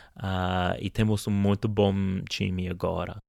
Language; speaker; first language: Portuguese; non-native, fluent; English